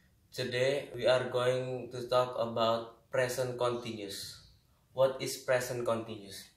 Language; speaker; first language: English; non-native, learner; Indonesian